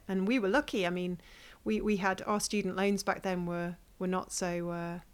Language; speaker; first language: English; native; English